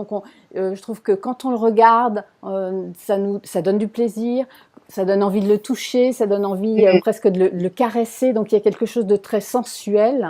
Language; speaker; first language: French; native; French